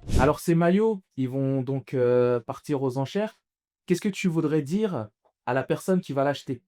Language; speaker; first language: French; early bilingual, other home language; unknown